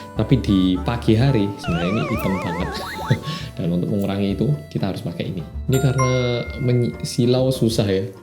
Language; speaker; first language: Indonesian; non-native, fluent; Korean